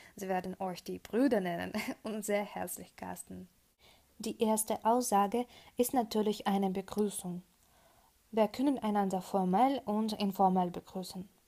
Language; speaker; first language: German; non-native, fluent; Russian